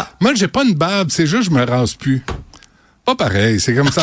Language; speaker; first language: French; native; French